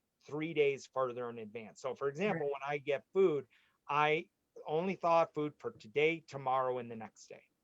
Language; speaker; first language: English; native; English